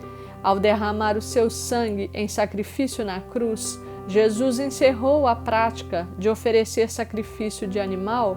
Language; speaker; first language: Portuguese; native; Portuguese